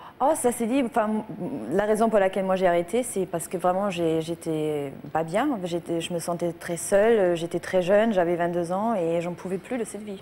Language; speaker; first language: French; non-native, fluent; German